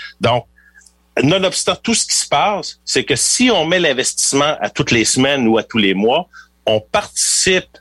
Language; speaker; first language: French; native; French